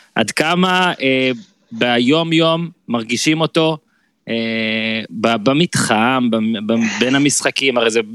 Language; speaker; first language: Hebrew; native; Hebrew